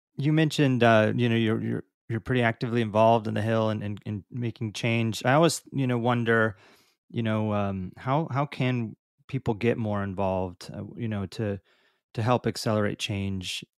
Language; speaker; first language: English; native; English